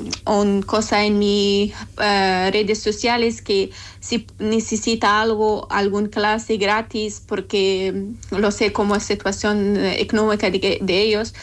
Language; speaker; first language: Spanish; non-native, learner; Persian